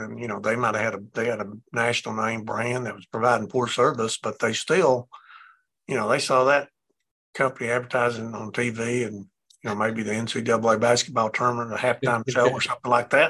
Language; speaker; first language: English; native; English